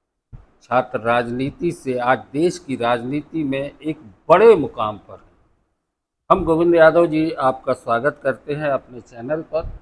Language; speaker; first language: Hindi; native; Hindi